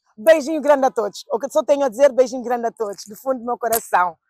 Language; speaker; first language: Portuguese; non-native, local second language; Kabuverdianu